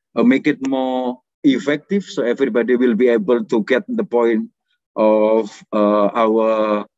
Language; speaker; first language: English; non-native, fluent; Indonesian